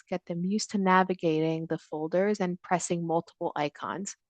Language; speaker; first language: English; native; English